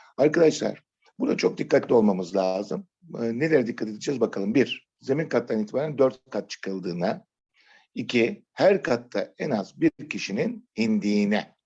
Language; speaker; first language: Turkish; native; Turkish